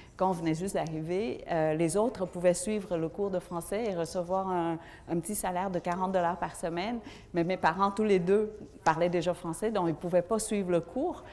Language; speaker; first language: French; early bilingual, other home language; Vietnamese